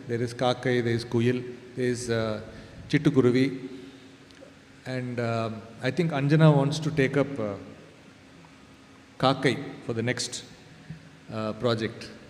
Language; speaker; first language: English; non-native, local second language; Tamil